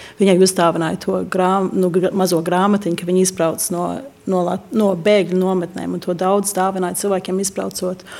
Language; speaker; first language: Latvian; early bilingual, heritage; Latvian